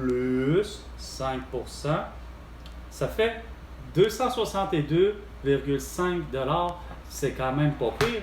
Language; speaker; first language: French; native; French